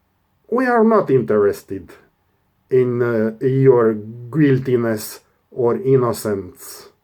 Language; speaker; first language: English; non-native, learner; Romanian